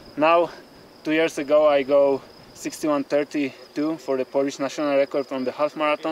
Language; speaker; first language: English; non-native, learner; Polish